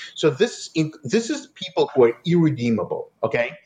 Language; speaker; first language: English; non-native, fluent; Russian